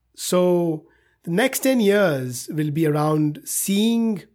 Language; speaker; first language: English; non-native, local second language; Hindi